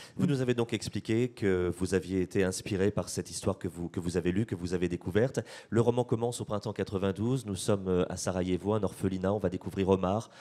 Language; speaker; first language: French; native; French